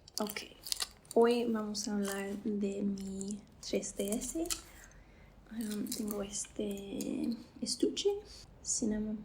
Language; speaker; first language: Spanish; non-native, fluent; English